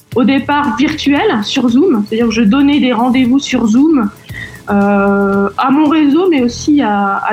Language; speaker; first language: French; native; French